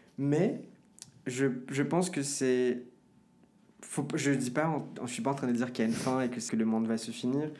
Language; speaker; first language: French; non-native, fluent; Portuguese